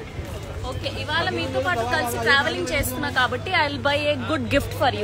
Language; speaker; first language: Telugu; native; Telugu